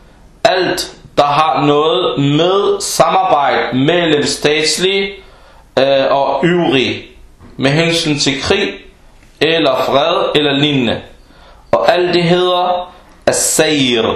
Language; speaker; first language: Danish; non-native, fluent; Arabic